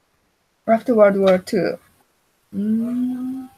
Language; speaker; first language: English; non-native, learner; Japanese